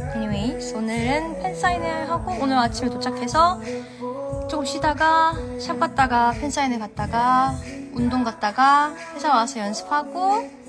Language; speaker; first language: Korean; early bilingual, heritage; Korean